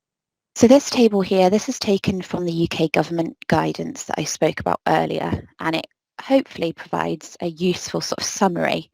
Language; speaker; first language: English; native; English